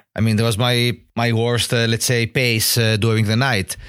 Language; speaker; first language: English; non-native, learner; Greek